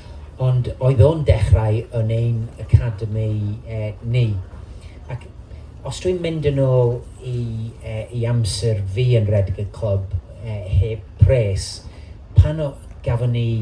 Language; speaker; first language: Welsh; non-native, local second language; English